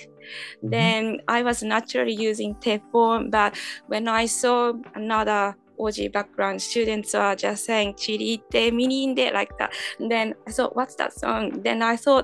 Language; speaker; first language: English; non-native, fluent; Japanese